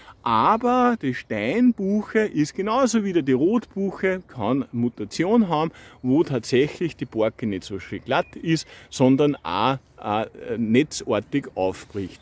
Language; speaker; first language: German; native; German